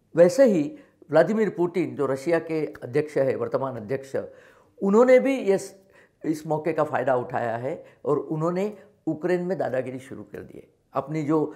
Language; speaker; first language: Hindi; non-native, local second language; Marathi